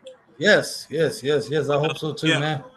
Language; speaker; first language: English; native; English